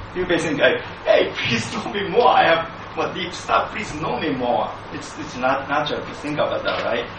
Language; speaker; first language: English; non-native, fluent; Japanese